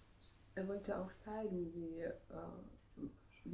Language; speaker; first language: German; non-native, fluent; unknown